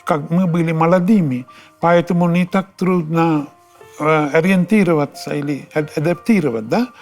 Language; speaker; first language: Russian; non-native, fluent; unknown